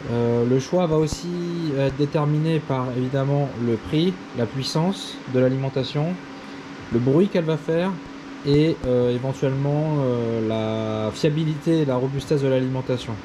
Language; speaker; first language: French; native; French